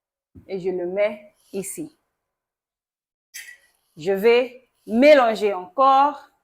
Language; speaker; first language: French; non-native, local second language; Yoruba